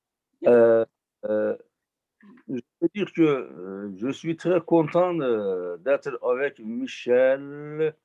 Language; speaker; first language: French; non-native, learner; Turkish